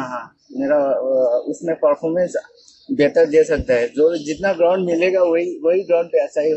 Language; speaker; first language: Hindi; non-native, local second language; Manipuri